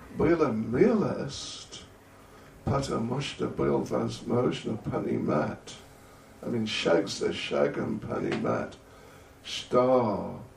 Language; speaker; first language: Russian; non-native, learner; English